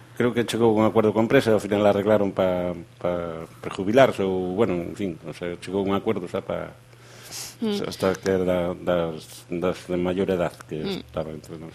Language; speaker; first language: Galician; native; Galician